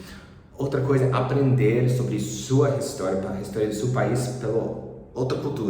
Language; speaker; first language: Portuguese; early bilingual, other home language; English